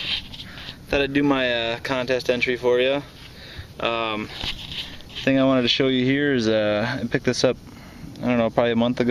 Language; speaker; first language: English; native; English